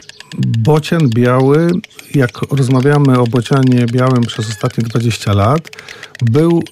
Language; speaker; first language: Polish; native; Polish